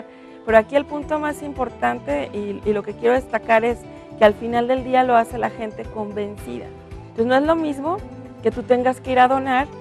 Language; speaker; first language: Spanish; native; Spanish